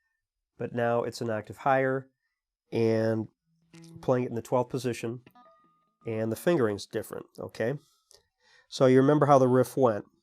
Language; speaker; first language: English; native; English